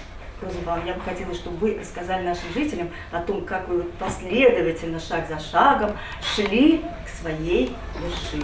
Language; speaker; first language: Russian; native; Russian